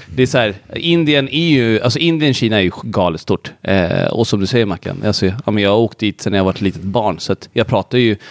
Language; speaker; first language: Swedish; early bilingual, other home language; Punjabi